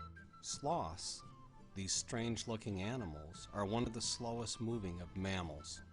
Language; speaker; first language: English; native; English